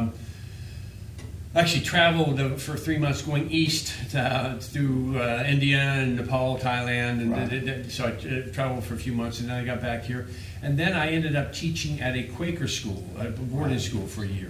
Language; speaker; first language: English; native; English